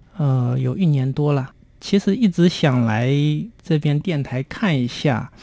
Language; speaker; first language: Chinese; native; Chinese